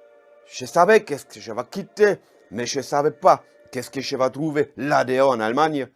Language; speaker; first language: French; non-native, fluent; German